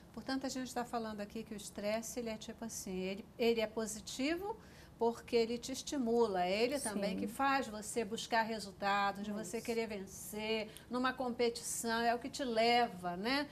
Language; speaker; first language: Portuguese; native; Portuguese